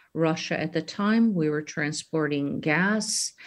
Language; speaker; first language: English; native; English